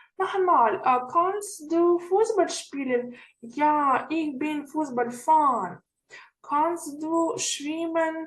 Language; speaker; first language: German; non-native, fluent; Ukrainian